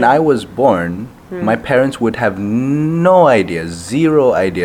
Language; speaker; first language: English; non-native, local second language; Malay